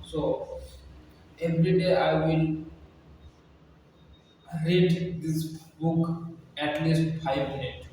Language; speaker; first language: English; non-native, learner; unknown